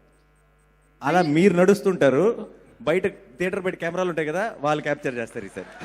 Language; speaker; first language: Telugu; native; Telugu